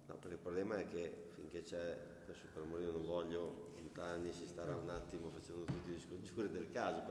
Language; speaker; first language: Italian; native; Italian